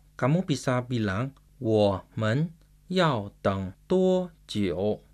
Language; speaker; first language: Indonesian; non-native, fluent; Chinese